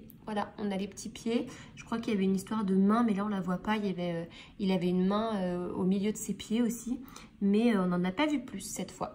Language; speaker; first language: French; native; French